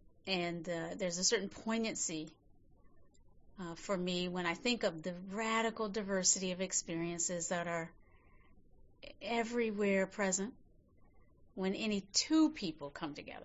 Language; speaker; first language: English; native; English